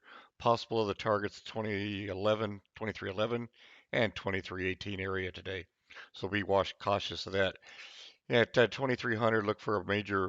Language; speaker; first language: English; native; English